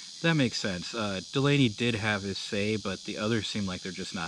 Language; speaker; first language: English; native; English